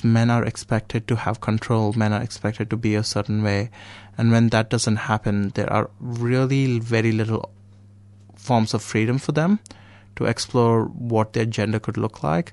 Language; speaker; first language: English; non-native, local second language; Konkani